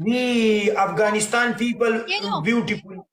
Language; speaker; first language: English; non-native, learner; Pashto